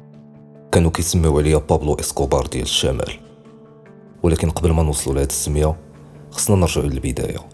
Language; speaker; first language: Arabic; native; Arabic